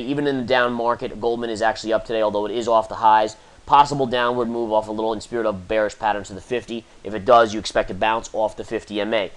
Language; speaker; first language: English; native; English